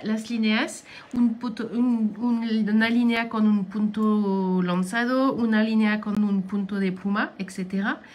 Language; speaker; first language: Spanish; non-native, learner; French